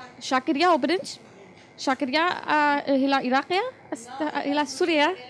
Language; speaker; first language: German; native; German